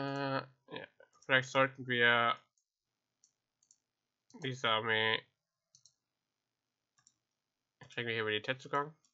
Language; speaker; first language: German; native; German